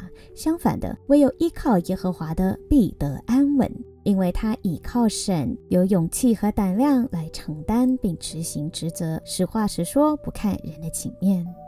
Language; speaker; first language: Chinese; native; Chinese